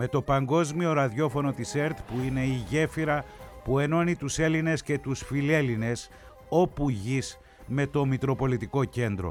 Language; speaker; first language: Greek; native; Greek